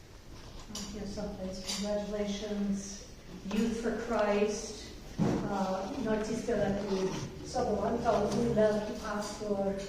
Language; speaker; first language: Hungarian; early bilingual, heritage; Hungarian